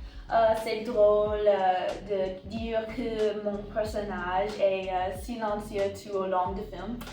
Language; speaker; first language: French; non-native, learner; English